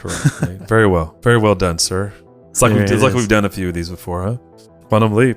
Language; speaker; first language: English; native; English